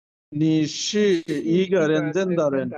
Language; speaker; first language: Chinese; non-native, learner; Bangla